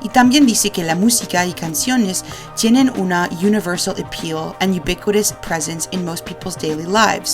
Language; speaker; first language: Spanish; non-native, learner; English